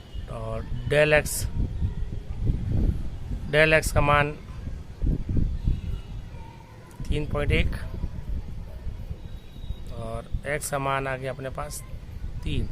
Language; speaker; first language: Hindi; native; Hindi